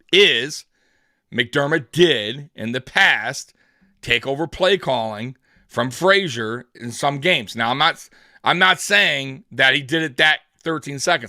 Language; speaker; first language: English; native; English